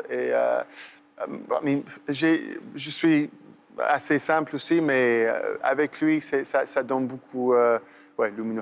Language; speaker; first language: French; non-native, fluent; English